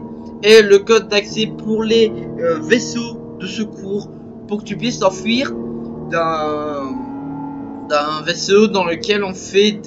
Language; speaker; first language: French; native; French